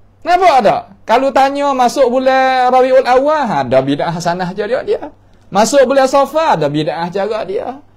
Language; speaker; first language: Malay; native; Malay